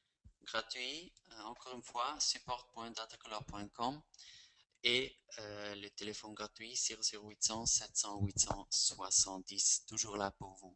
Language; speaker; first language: French; non-native, fluent; Spanish